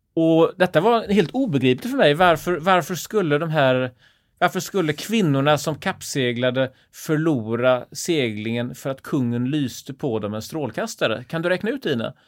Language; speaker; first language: Swedish; native; Swedish